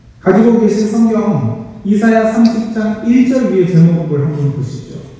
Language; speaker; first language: Korean; native; Korean